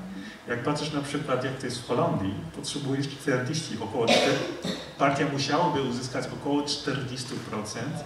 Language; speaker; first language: Polish; non-native, fluent; Dutch